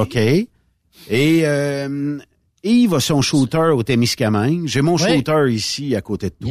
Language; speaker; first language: French; native; French